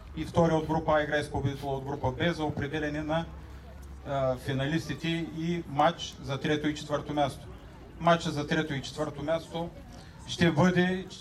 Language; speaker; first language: Bulgarian; native; Bulgarian